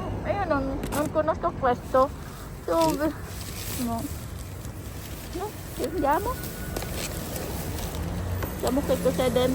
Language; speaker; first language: Italian; non-native, learner; Filipino